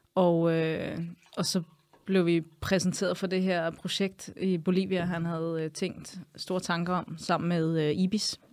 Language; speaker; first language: Danish; native; Danish